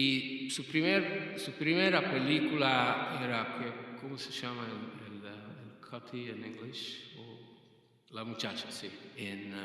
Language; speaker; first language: Spanish; non-native, fluent; Hungarian